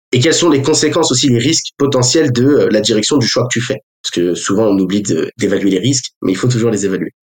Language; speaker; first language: French; native; French